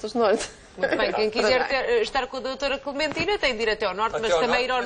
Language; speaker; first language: Portuguese; native; Portuguese